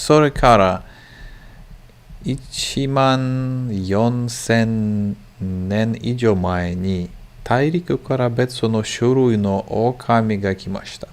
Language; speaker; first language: Japanese; non-native, learner; English